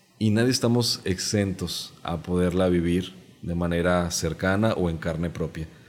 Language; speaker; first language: Spanish; non-native, local second language; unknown